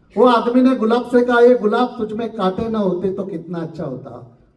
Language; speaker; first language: Hindi; non-native, local second language; Marathi